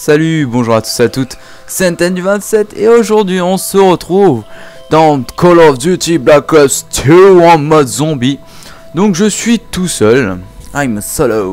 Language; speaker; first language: French; native; French